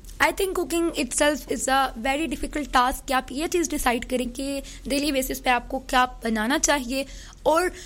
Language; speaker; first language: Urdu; early bilingual, heritage; Urdu